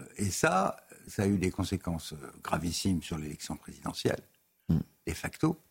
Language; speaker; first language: French; native; French